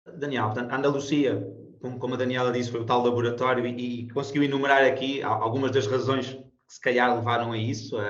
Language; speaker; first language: Portuguese; native; Portuguese